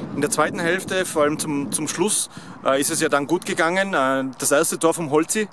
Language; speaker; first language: German; native; German